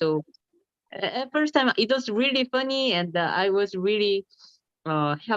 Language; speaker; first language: English; non-native, learner; Korean